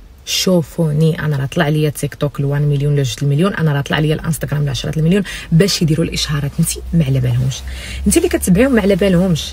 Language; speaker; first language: Arabic; native; Arabic